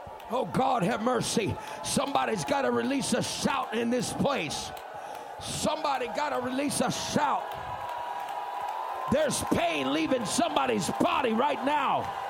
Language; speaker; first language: English; native; English